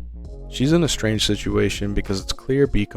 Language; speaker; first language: English; native; English